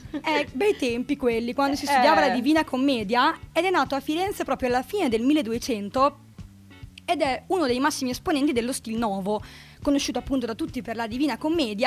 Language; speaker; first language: Italian; native; Italian